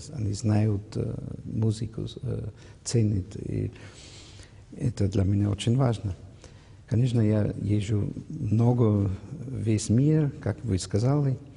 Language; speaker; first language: Russian; non-native, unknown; German